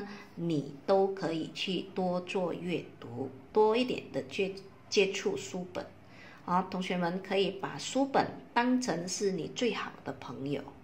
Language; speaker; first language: Chinese; native; Chinese